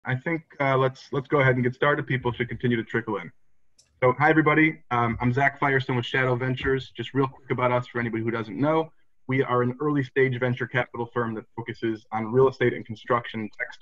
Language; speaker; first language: English; native; English